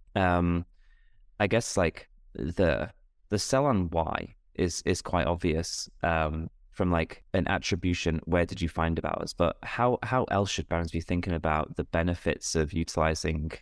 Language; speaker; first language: English; native; English